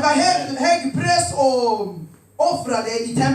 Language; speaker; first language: Swedish; non-native, fluent; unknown